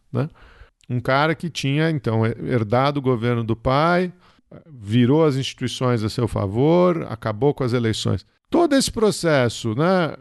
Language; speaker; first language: Portuguese; native; Portuguese